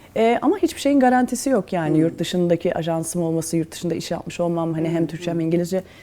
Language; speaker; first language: Turkish; native; Turkish